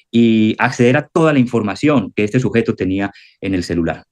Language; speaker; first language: Spanish; native; Spanish